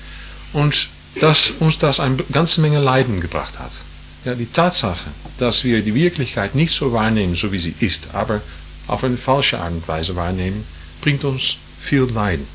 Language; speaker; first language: German; non-native, fluent; English